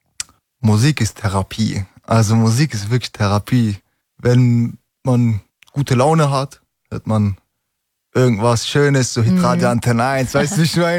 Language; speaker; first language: German; early bilingual, other home language; Turkish